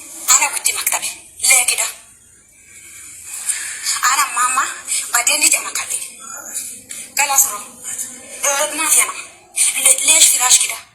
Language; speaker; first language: Arabic; non-native, learner; Bangla